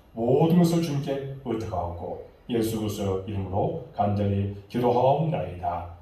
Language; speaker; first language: Korean; native; Korean